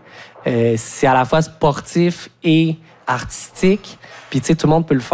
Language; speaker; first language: French; native; French